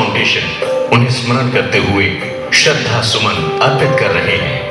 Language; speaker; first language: Hindi; native; Hindi